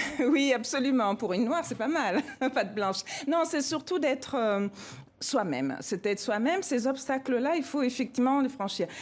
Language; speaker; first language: French; non-native, local second language; Bambara